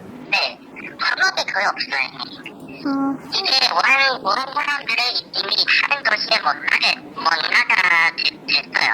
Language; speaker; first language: Korean; non-native, fluent; Chinese